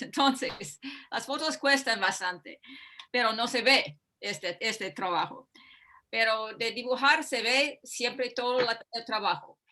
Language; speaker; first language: Spanish; non-native, fluent; English